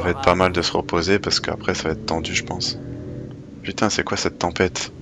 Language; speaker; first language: French; native; French